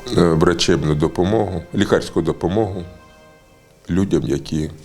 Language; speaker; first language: Ukrainian; native; Ukrainian